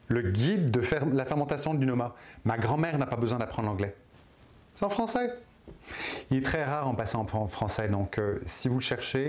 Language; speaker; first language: French; native; French